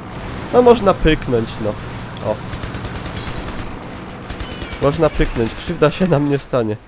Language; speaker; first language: Polish; native; Polish